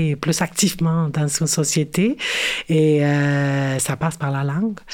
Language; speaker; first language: French; non-native, fluent; Spanish